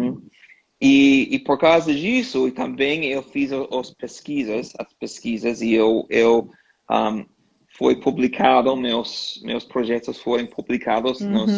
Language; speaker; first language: Portuguese; non-native, learner; English